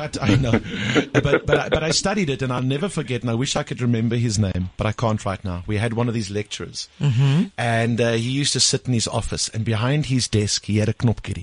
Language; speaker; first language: English; native; English